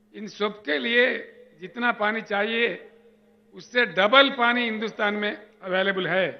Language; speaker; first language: Hindi; non-native, local second language; Telugu